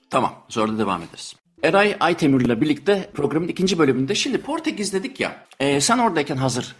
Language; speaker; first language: Turkish; native; Turkish